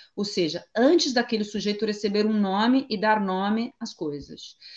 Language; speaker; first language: Portuguese; non-native, fluent; Italian